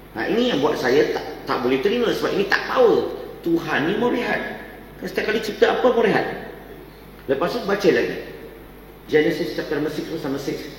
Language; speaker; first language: Malay; non-native, local second language; Chinese